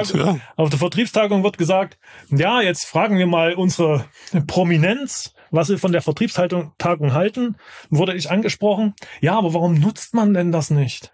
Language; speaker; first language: German; native; German